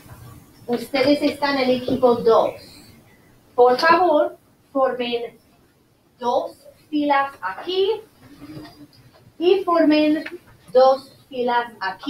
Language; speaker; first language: Spanish; non-native, fluent; English